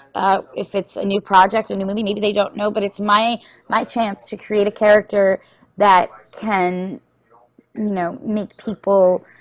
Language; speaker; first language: English; native; English